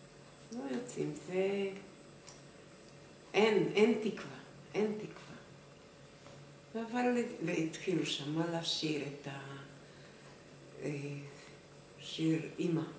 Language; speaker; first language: Hebrew; non-native, fluent; Hungarian